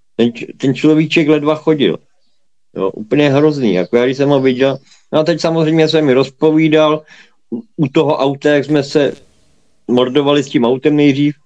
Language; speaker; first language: Czech; native; Czech